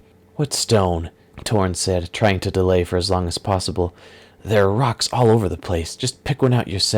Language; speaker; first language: English; native; English